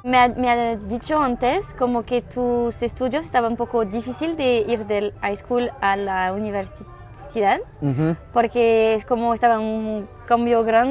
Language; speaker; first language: Spanish; non-native, learner; French